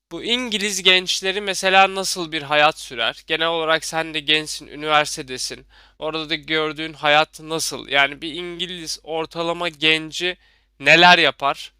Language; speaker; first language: Turkish; native; Turkish